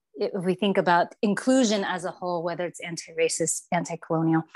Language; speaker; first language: English; non-native, fluent; Chinese